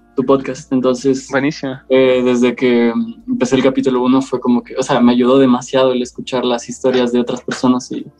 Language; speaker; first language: Spanish; native; Spanish